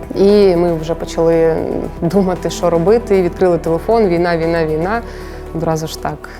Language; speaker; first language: Ukrainian; non-native, local second language; Russian